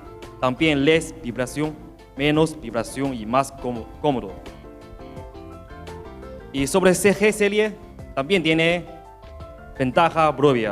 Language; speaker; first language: Spanish; non-native, learner; Chinese